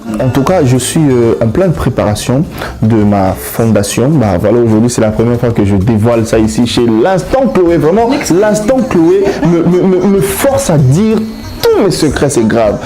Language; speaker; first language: French; non-native, local second language; Lingala